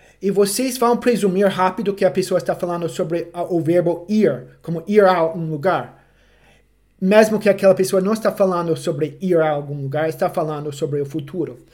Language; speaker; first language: Portuguese; non-native, fluent; English